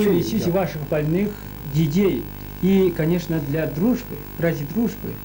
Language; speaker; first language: Russian; non-native, fluent; Chinese